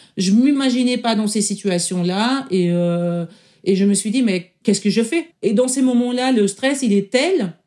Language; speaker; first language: French; non-native, fluent; German